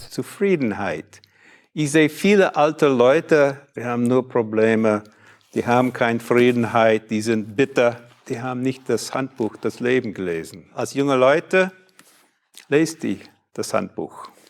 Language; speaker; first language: German; non-native, fluent; English